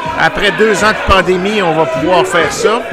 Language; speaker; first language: French; native; French